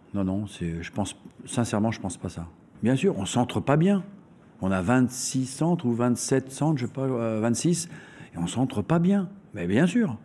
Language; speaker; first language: French; native; French